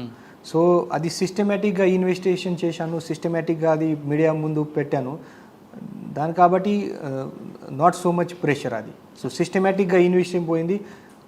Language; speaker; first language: Telugu; non-native, fluent; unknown